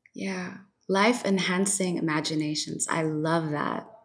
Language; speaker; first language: English; non-native, local second language; Filipino